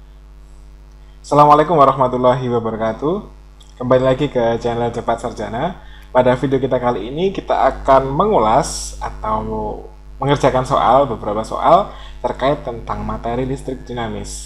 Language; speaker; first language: Indonesian; native; Indonesian